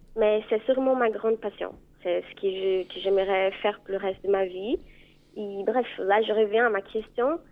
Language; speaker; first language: French; non-native, fluent; Portuguese